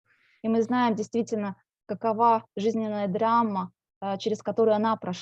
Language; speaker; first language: Russian; native; Russian